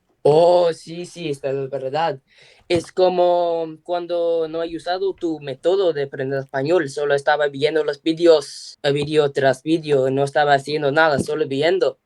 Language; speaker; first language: Spanish; non-native, learner; English